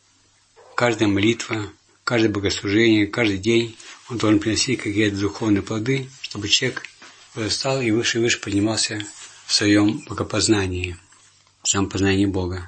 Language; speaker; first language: Russian; native; Russian